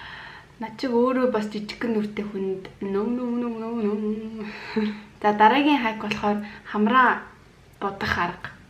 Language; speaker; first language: Mongolian; native; Mongolian